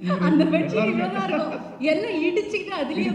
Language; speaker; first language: Tamil; native; Tamil